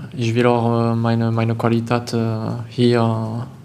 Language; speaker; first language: German; non-native, learner; French